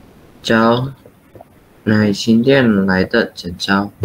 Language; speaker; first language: Chinese; non-native, learner; Indonesian